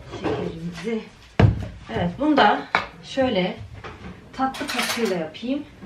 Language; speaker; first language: Turkish; early bilingual, heritage; Turkish